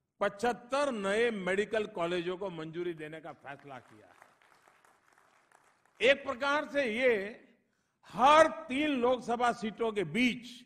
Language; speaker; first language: Hindi; non-native, local second language; Gujarati